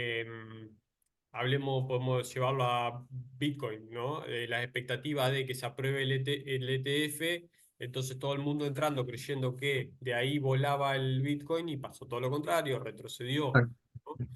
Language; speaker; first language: Spanish; native; Spanish